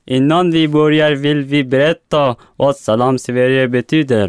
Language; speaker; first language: Swedish; non-native, learner; Persian